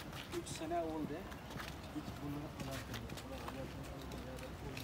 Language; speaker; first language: Turkish; non-native, learner; Uyghur